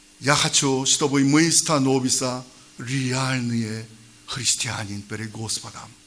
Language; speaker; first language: Russian; non-native, learner; Korean